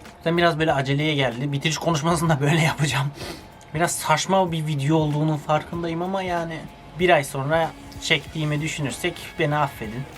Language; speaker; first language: Turkish; early bilingual, heritage; Turkish